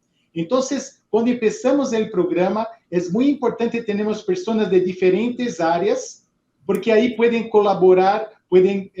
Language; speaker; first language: Spanish; non-native, fluent; Portuguese